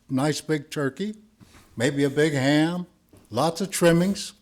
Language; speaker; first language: English; early bilingual, other home language; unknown